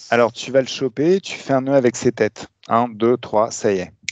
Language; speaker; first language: French; native; French